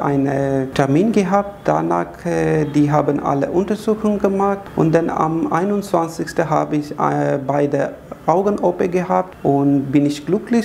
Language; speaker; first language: German; non-native, learner; Hindi